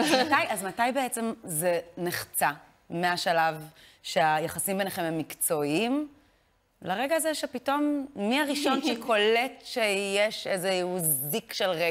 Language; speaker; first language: Hebrew; native; Hebrew